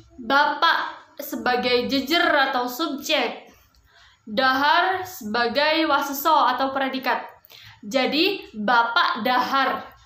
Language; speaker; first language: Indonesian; non-native, local second language; Javanese